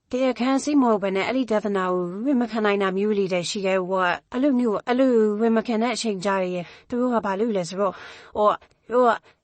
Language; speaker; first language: Burmese; native; Burmese